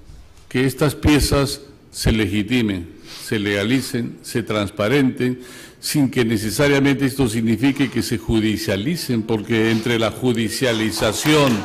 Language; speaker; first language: Spanish; native; Spanish